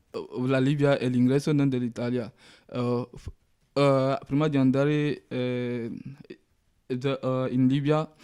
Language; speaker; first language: Italian; non-native, learner; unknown